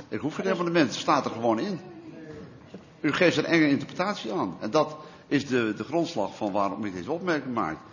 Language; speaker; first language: Dutch; native; Dutch